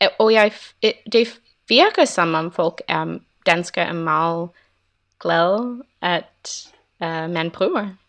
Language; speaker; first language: Danish; non-native, learner; English